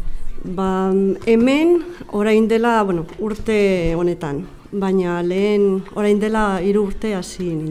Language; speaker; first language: Basque; non-native, learner; Spanish